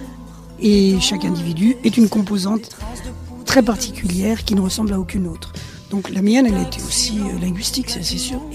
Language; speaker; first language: French; early bilingual, other home language; Spanish